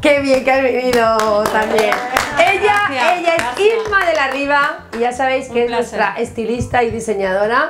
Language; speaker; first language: Spanish; native; Spanish